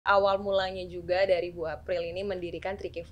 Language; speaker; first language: Indonesian; native; Indonesian